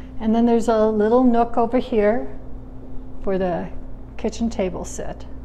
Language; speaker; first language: English; native; English